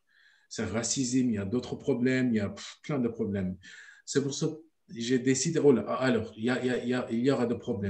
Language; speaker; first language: French; non-native, learner; Turkish